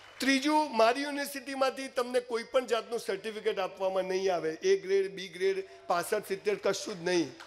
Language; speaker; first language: Gujarati; native; Gujarati